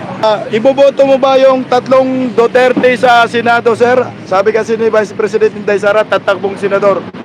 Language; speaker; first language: Filipino; non-native, local second language; Cebuano